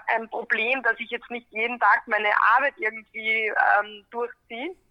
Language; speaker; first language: German; native; German